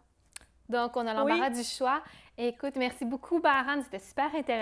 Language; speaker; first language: French; native; French